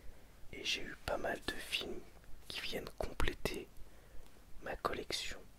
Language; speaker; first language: French; native; French